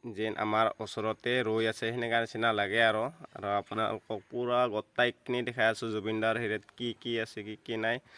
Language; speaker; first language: Assamese; native; Assamese